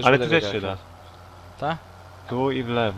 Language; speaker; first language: Polish; native; Polish